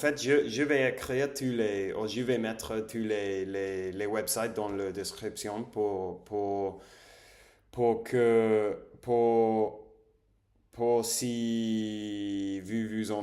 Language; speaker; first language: French; non-native, learner; English